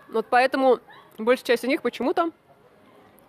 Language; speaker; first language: Russian; native; Russian